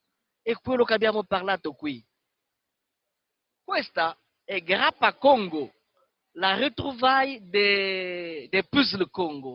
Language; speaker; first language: Italian; non-native, fluent; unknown